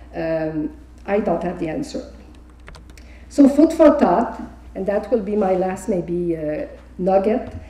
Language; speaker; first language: English; non-native, fluent; French